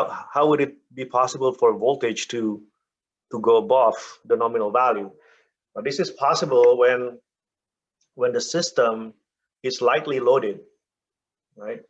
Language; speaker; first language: English; non-native, fluent; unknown